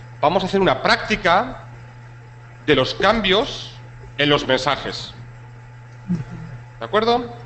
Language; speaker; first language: Spanish; native; Spanish